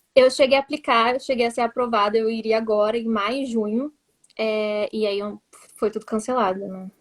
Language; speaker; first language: Portuguese; native; Portuguese